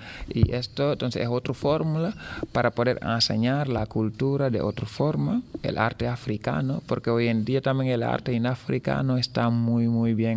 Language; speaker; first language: Spanish; non-native, fluent; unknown